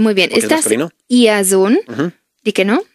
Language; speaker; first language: German; non-native, fluent; Spanish